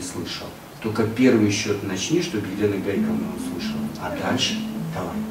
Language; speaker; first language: Russian; native; Russian